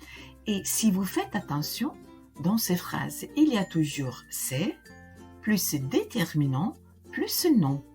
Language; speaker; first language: French; non-native, fluent; Italian